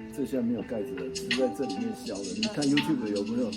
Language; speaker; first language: Chinese; native; Chinese